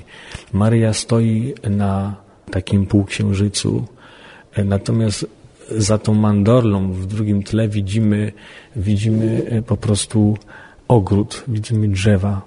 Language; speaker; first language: Polish; native; Polish